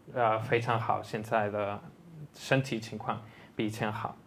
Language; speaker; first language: Chinese; non-native, fluent; Spanish